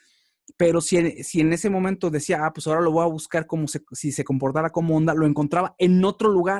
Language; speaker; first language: Spanish; native; Spanish